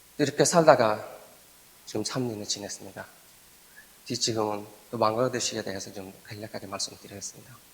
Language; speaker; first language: Korean; non-native, fluent; Bangla